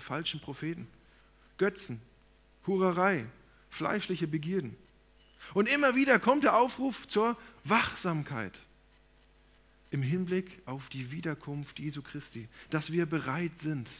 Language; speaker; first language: German; native; German